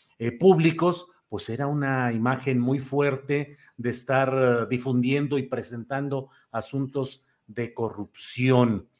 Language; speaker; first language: Spanish; native; Spanish